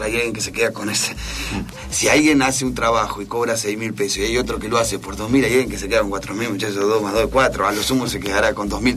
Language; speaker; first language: Spanish; native; Spanish